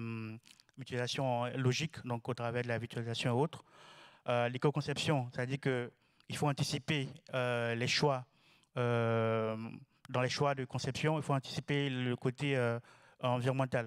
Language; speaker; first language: French; native; French